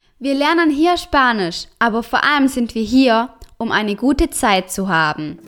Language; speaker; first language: German; non-native, fluent; Spanish